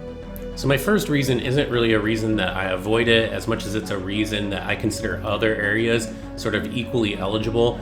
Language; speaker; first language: English; native; English